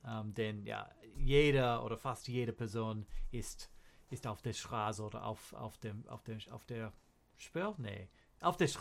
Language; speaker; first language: German; non-native, learner; English